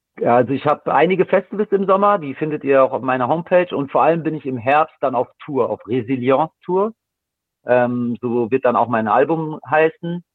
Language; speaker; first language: German; native; German